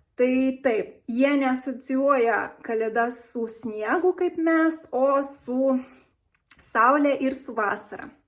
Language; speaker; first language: Lithuanian; early bilingual, other home language; Spanish